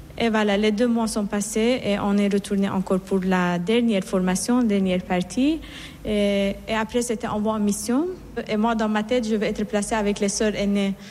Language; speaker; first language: French; non-native, fluent; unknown